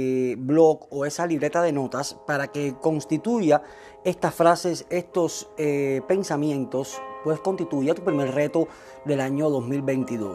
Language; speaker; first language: Spanish; native; Spanish